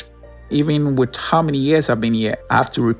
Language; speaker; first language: English; non-native, local second language; Ewe